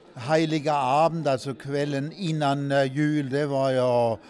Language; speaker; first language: Swedish; non-native, fluent; German